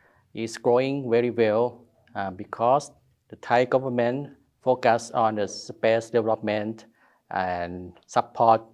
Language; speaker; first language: English; non-native, learner; Thai